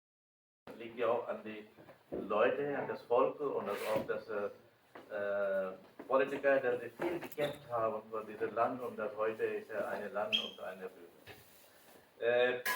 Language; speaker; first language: German; non-native, learner; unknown